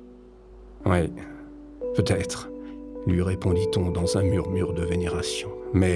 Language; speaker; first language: French; native; French